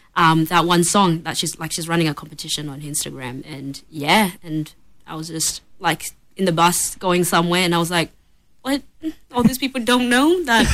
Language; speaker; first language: English; early bilingual, other home language; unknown